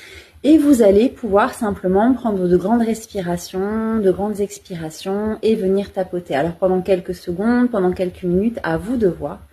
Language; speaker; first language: French; native; French